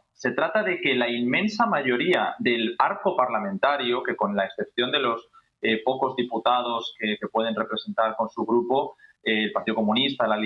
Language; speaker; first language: Spanish; native; Spanish